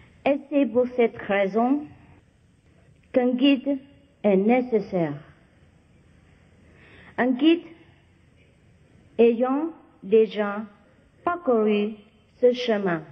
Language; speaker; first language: French; non-native, learner; Vietnamese